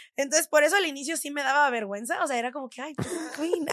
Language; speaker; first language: Spanish; native; Spanish